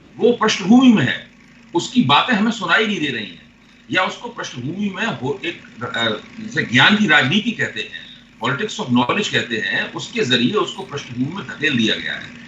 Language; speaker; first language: Hindi; native; Hindi